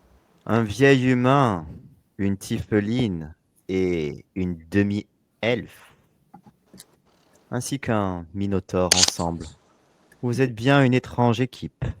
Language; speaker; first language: French; native; French